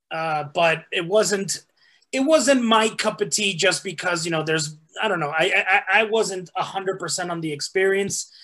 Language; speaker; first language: English; early bilingual, other home language; Spanish